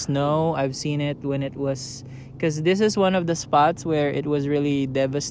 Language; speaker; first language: English; non-native, local second language; Filipino